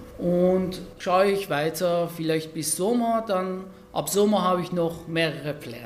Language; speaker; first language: German; non-native, fluent; Persian